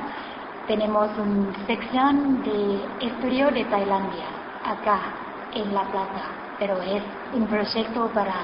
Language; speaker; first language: Spanish; non-native, learner; Thai